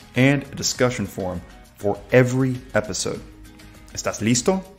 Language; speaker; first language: English; native; English